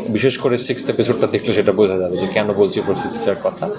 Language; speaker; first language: Bangla; native; Bangla